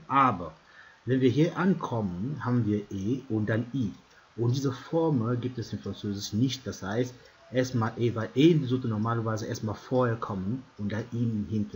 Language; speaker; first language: German; non-native, fluent; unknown